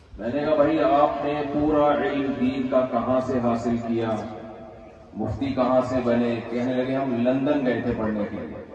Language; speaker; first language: Urdu; native; Urdu